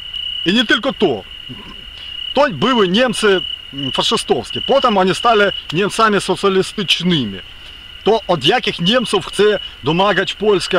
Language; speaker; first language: Polish; non-native, fluent; Ukrainian